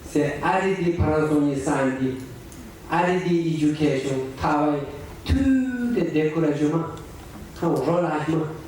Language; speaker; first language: French; non-native, learner; Tibetan